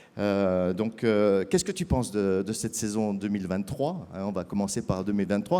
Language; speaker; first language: French; native; French